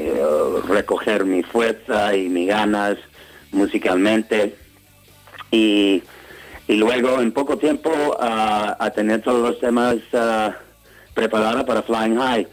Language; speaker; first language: Spanish; non-native, fluent; English